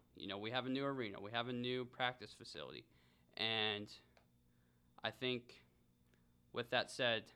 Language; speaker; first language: English; native; English